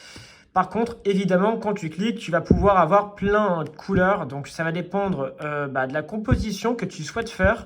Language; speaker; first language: French; native; French